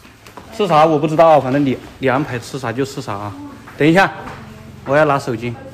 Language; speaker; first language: Chinese; native; Chinese